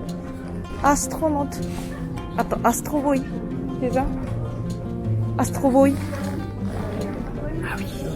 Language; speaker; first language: French; non-native, learner; Japanese